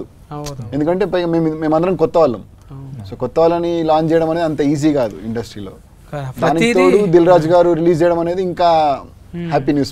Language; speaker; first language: Telugu; native; Telugu